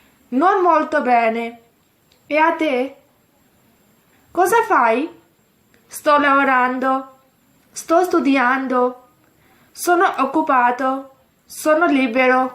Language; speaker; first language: Italian; non-native, fluent; Urdu